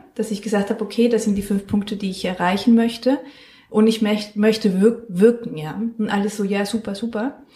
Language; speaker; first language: German; non-native, fluent; Spanish